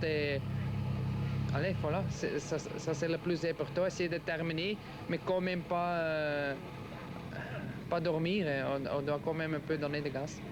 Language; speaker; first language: French; non-native, local second language; Dutch